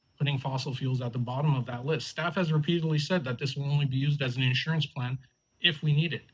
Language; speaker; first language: English; native; English